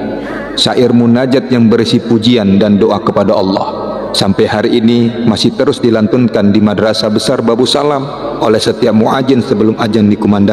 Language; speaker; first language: Indonesian; native; Indonesian